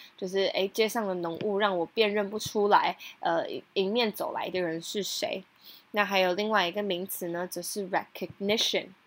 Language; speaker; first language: Chinese; native; Chinese